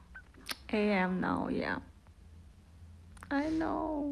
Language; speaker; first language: English; non-native, learner; Russian